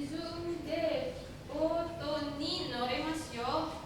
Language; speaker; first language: Japanese; non-native, learner; Indonesian